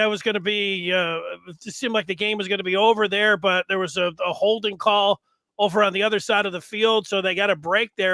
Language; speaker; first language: English; native; English